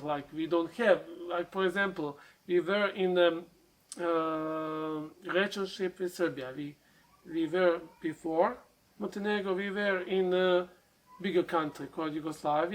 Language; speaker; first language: English; non-native, learner; Serbian